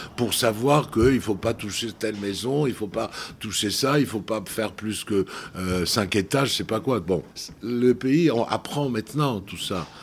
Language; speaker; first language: French; non-native, fluent; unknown